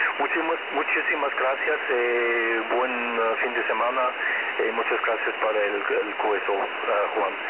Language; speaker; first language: Spanish; non-native, learner; German